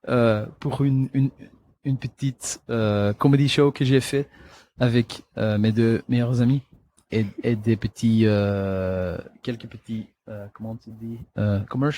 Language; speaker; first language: French; non-native, local second language; Dutch